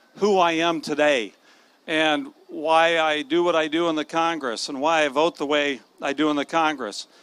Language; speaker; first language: English; native; English